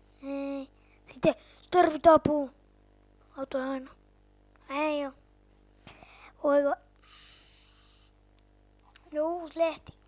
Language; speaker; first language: Finnish; native; Finnish